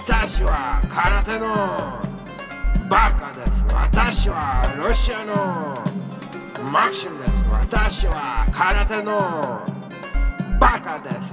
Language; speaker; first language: Japanese; non-native, learner; Russian